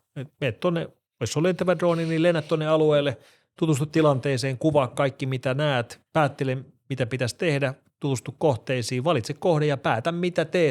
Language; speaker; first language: Finnish; native; Finnish